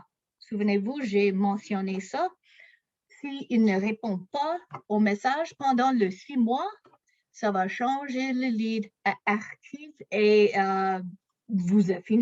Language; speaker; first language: French; non-native, local second language; English